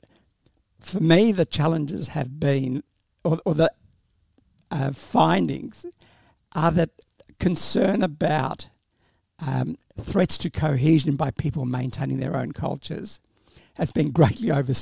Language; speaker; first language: English; early bilingual, other home language; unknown